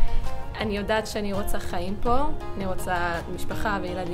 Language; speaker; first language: Hebrew; non-native, learner; English